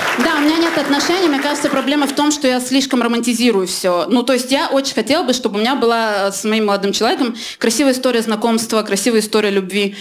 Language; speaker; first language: Russian; early bilingual, other home language; Armenian